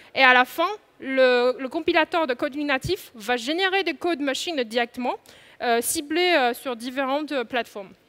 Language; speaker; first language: French; non-native, fluent; Chinese